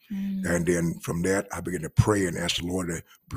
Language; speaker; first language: English; native; English